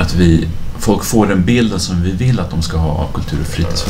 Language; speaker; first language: Swedish; native; Swedish